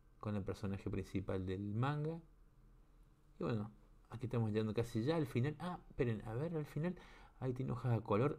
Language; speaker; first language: Spanish; native; Spanish